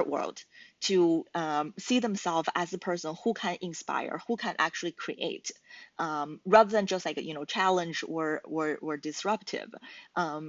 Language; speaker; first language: English; non-native, fluent; Chinese